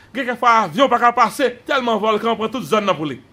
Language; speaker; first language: French; non-native, local second language; Haitian Creole